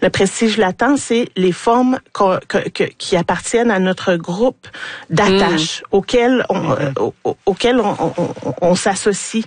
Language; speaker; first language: French; native; French